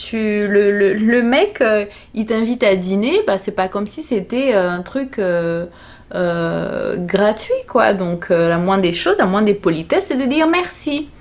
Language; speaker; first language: French; native; French